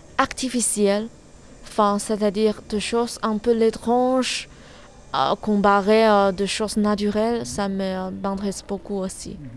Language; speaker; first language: French; non-native, learner; Chinese